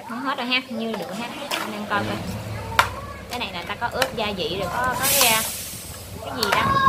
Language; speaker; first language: Vietnamese; native; Vietnamese